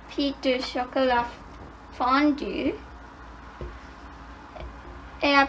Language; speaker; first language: French; non-native, learner; English